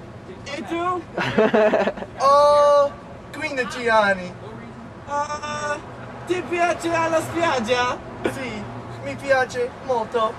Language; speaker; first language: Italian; non-native, learner; English